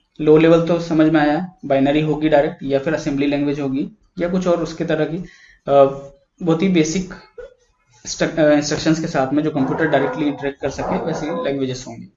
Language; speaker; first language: Hindi; native; Hindi